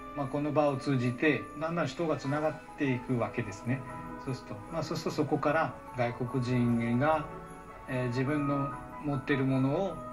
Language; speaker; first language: Japanese; non-native, fluent; Hindi